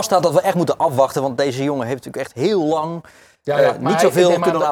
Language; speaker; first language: Dutch; native; Dutch